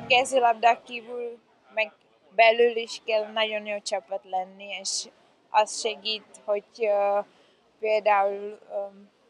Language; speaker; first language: Hungarian; non-native, learner; Czech